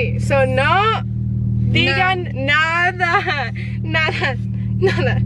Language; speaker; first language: Spanish; early bilingual, heritage; Spanish